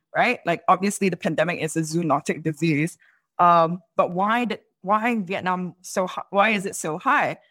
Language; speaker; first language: English; native; English